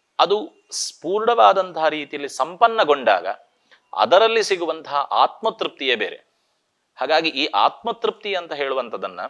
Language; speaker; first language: Kannada; non-native, local second language; Tulu